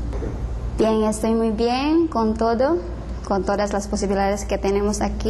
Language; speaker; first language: Spanish; non-native, learner; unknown